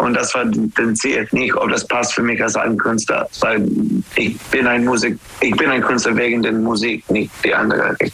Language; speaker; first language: German; non-native, fluent; English